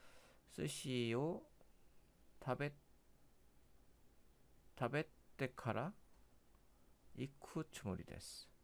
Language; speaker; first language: Japanese; non-native, learner; Korean